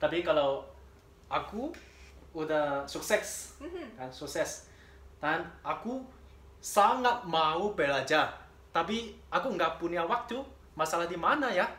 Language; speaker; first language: Indonesian; non-native, learner; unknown